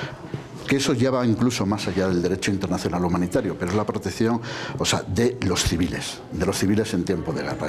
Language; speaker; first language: Spanish; native; Spanish